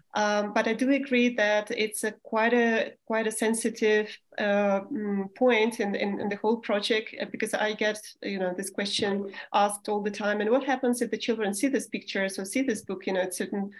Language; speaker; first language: English; non-native, fluent; Russian